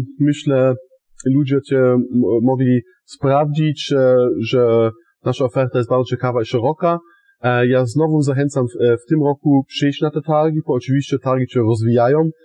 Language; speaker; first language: Polish; non-native, fluent; German